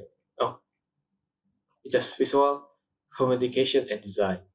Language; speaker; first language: English; non-native, learner; Indonesian